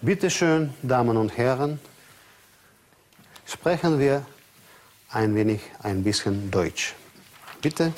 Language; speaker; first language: German; non-native, fluent; Russian